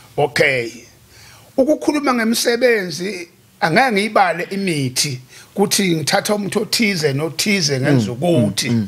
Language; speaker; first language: Zulu; native; Zulu